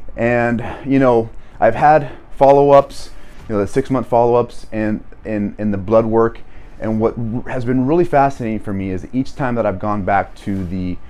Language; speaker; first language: English; native; English